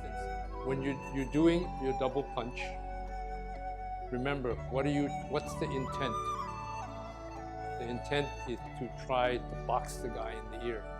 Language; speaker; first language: English; native; English